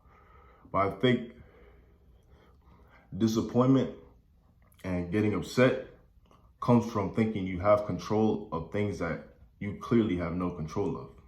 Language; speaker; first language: English; native; English